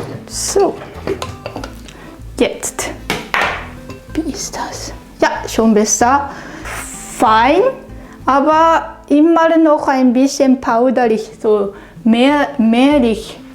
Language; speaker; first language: German; non-native, learner; Japanese